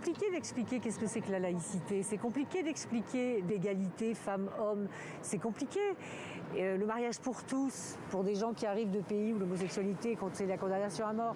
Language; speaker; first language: French; native; French